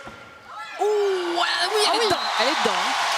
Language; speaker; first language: French; native; French